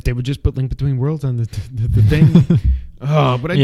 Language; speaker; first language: English; native; English